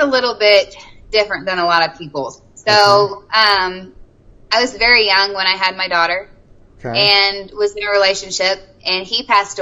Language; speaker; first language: English; native; English